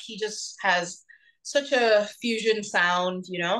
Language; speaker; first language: English; non-native, local second language; Bangla